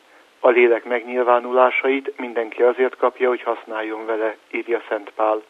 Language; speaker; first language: Hungarian; native; Hungarian